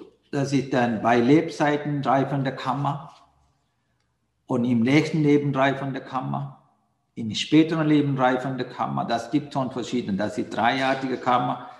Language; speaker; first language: German; non-native, learner; Sinhala